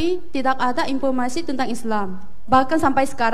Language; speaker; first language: Indonesian; non-native, fluent; Korean